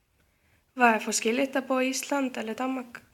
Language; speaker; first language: Danish; non-native, learner; Icelandic